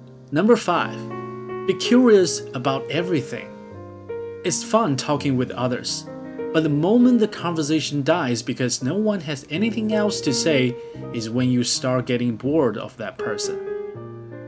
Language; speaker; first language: English; non-native, fluent; Chinese